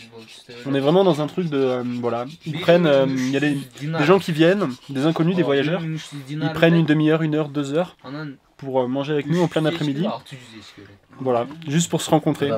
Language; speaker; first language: French; native; French